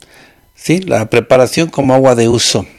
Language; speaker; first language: Spanish; native; Spanish